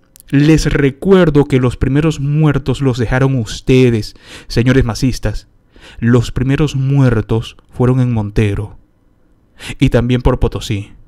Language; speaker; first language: Spanish; native; Spanish